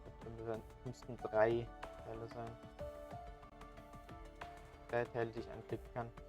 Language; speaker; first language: German; native; German